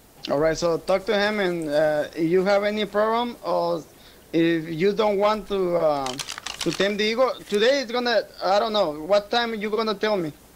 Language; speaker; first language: English; non-native, fluent; Spanish